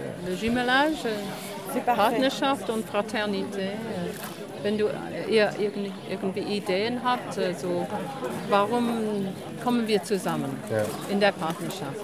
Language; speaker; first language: German; non-native, learner; English